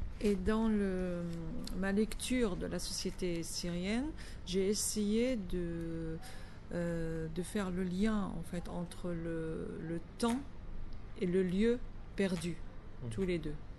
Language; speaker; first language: French; non-native, fluent; Arabic